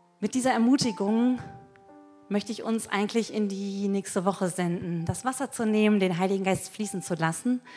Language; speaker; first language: German; native; German